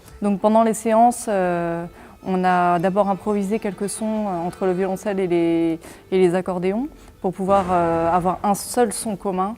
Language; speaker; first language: French; native; French